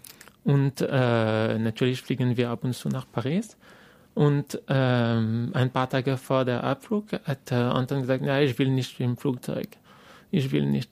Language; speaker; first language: German; non-native, fluent; French